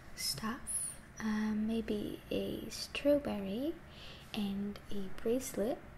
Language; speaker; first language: English; non-native, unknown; Dutch